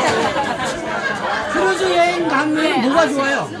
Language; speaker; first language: Korean; native; Korean